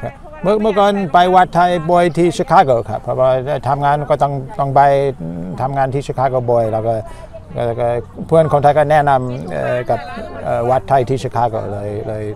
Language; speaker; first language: Thai; non-native, fluent; English